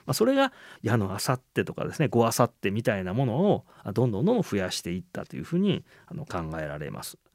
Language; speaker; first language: Japanese; native; Japanese